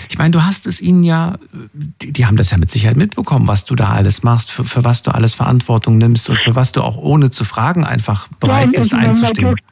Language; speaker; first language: German; native; German